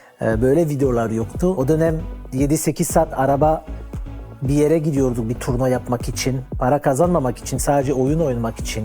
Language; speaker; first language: Turkish; early bilingual, heritage; Turkish